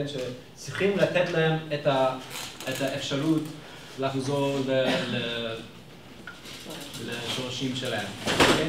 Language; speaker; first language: Hebrew; non-native, fluent; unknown